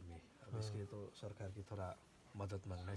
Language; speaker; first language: Hindi; non-native, local second language; Nepali